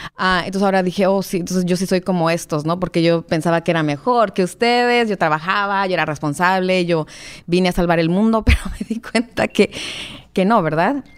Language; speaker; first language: Spanish; native; Spanish